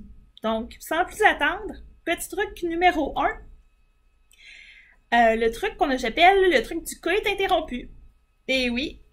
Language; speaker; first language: French; native; French